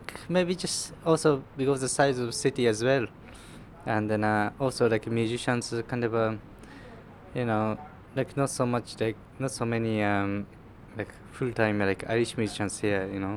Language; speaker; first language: English; non-native, fluent; Japanese